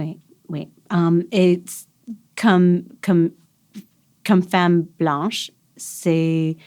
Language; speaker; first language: French; non-native, local second language; English